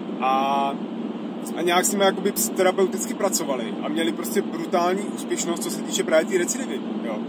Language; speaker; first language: Czech; native; Czech